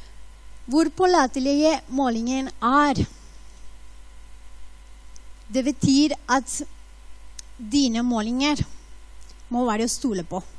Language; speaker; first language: Norwegian; non-native, fluent; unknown